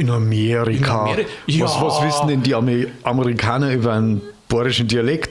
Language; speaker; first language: German; native; German